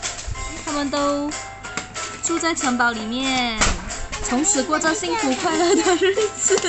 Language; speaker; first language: Chinese; native; Chinese